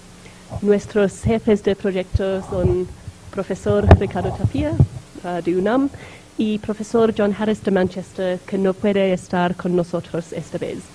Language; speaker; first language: Spanish; non-native, fluent; English